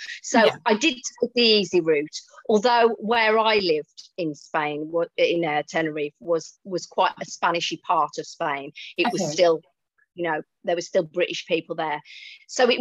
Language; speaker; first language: English; native; English